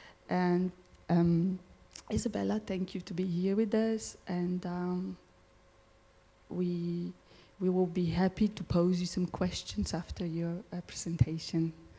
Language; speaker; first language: English; non-native, fluent; Bulgarian